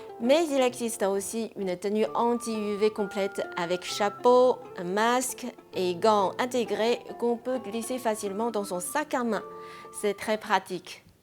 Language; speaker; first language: French; non-native, fluent; Chinese